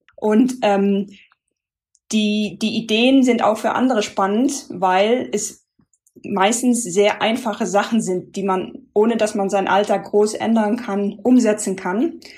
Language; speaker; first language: German; non-native, fluent; Dutch